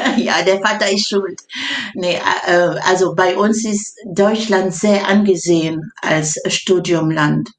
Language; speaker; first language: German; non-native, fluent; French